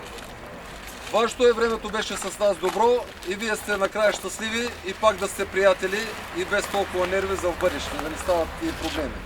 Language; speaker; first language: Bulgarian; native; Bulgarian